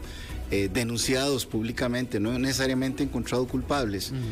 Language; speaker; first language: Spanish; native; Spanish